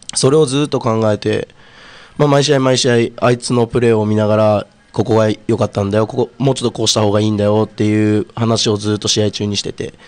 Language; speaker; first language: Japanese; native; Japanese